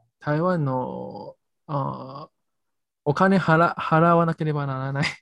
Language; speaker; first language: Japanese; non-native, fluent; Chinese